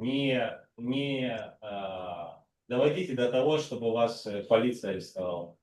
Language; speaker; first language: Russian; native; Russian